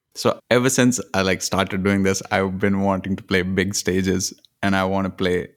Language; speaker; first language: English; non-native, local second language; Punjabi